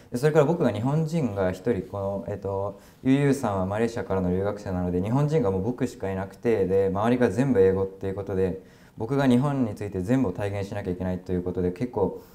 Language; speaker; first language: Japanese; native; Japanese